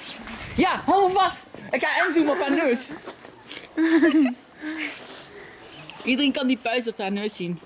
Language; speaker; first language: Dutch; native; Dutch